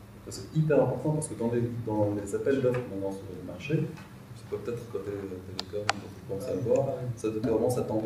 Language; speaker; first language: French; non-native, local second language; Arabic